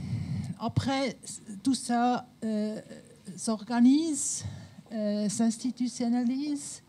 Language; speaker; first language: French; non-native, local second language; German